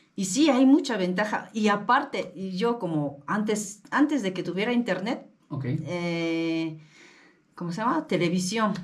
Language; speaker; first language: Spanish; non-native, learner; Japanese